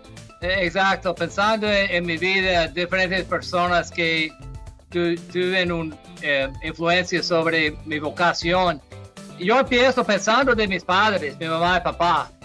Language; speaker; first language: Spanish; non-native, fluent; English